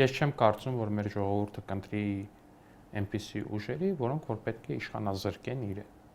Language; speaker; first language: Armenian; native; Armenian